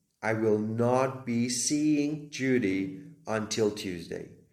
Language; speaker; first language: English; non-native, fluent; Slovak